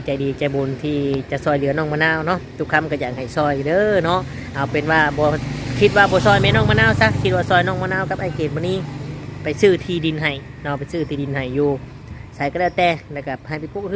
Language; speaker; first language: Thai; non-native, local second language; Lao